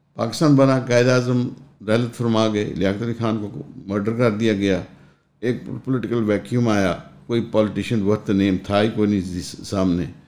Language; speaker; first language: Urdu; non-native, local second language; Punjabi